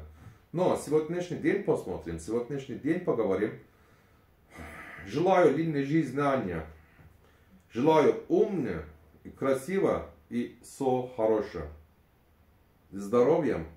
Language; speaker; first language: Russian; non-native, learner; Turkish